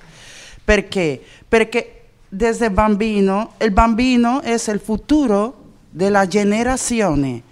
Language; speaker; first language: Italian; non-native, learner; Spanish